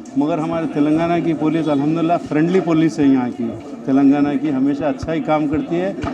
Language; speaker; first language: Hindi; non-native, local second language; Urdu